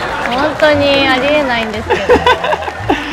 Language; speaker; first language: Japanese; native; Japanese